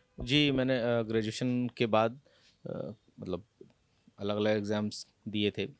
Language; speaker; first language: Hindi; native; Hindi